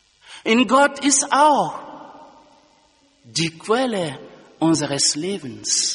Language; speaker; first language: German; non-native, fluent; Lingala